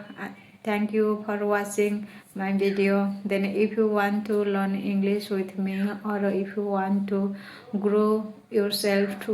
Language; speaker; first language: English; non-native, learner; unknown